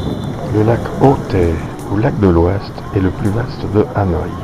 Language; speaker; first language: French; native; French